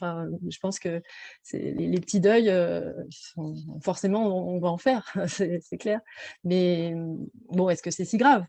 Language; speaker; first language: French; native; French